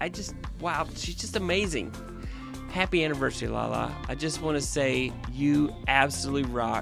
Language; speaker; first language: English; native; English